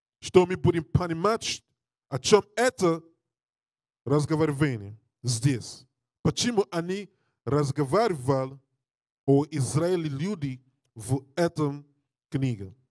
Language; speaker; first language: Russian; non-native, learner; English